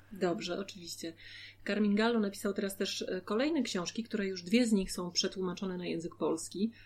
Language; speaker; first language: Polish; native; Polish